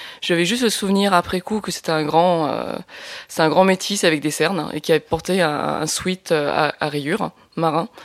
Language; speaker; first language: French; early bilingual, other home language; Lao